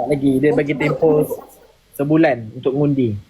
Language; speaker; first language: Malay; native; Malay